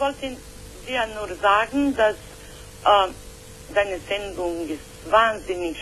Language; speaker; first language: German; non-native, learner; Croatian